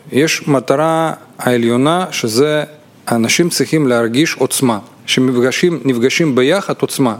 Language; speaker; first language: Hebrew; non-native, fluent; Russian